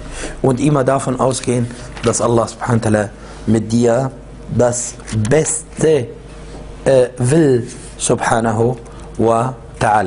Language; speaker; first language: German; non-native, fluent; Arabic